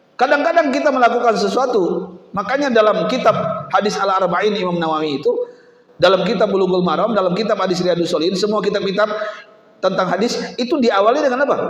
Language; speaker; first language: Indonesian; native; Indonesian